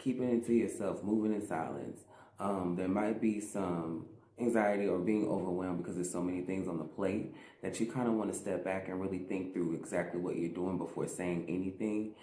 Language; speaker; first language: English; native; English